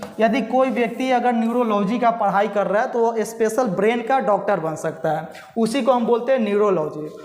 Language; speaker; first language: Hindi; native; Hindi